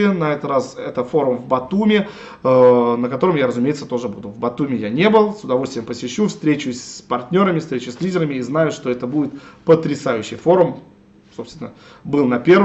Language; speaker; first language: Russian; native; Russian